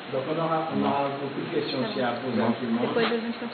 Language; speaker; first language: French; native; French